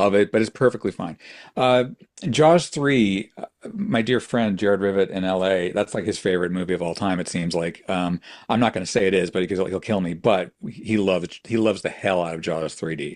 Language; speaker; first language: English; native; English